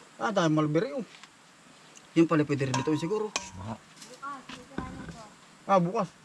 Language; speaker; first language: Filipino; native; Filipino